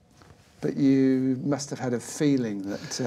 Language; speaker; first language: English; native; English